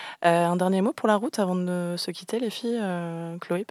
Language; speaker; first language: French; native; French